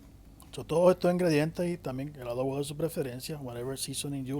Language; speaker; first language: Spanish; native; Spanish